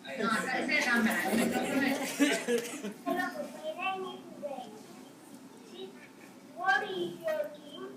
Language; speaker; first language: English; non-native, learner; Spanish